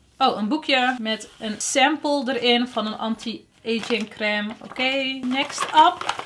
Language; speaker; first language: Dutch; early bilingual, other home language; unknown